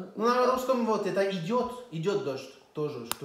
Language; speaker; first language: Russian; non-native, fluent; French